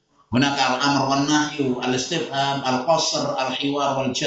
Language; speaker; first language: Arabic; non-native, fluent; Indonesian